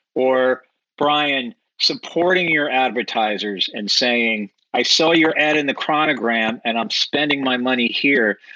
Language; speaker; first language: English; native; English